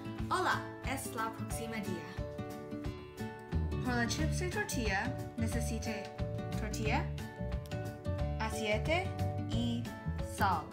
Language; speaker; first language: Spanish; non-native, learner; English